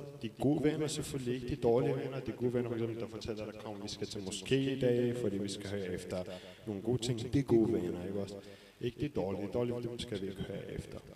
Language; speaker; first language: Danish; early bilingual, other home language; Arabic